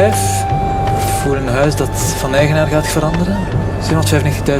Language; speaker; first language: Dutch; native; Dutch